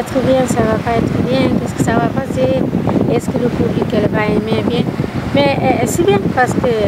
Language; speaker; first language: French; non-native, learner; Kabuverdianu